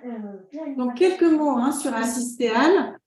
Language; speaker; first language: French; native; French